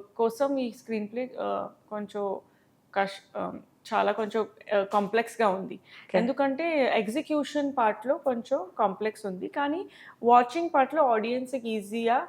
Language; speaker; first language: Telugu; non-native, learner; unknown